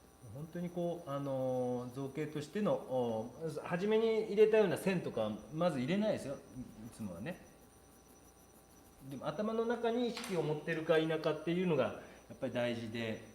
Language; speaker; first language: Japanese; native; Japanese